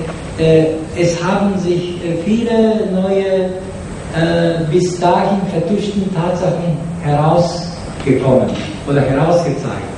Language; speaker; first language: German; non-native, fluent; Japanese